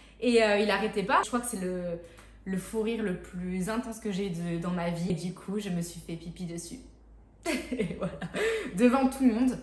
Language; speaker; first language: French; native; French